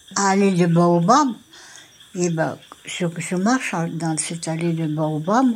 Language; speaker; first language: French; non-native, local second language; Malagasy